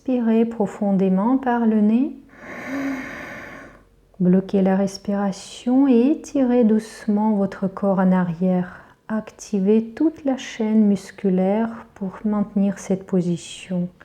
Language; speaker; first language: French; native; French